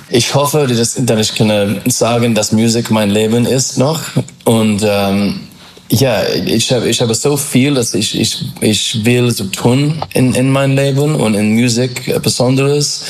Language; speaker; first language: German; non-native, learner; English